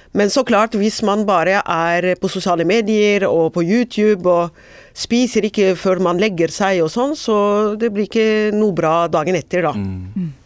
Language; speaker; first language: Norwegian; non-native, fluent; Arabic